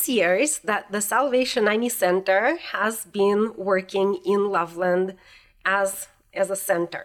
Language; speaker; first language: English; non-native, fluent; Russian